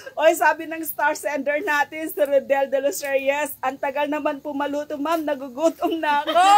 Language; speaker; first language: Filipino; non-native, local second language; Iloko